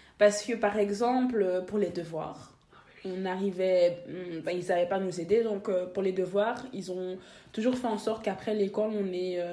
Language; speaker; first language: French; native; French